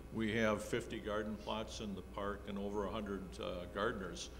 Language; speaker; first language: English; native; English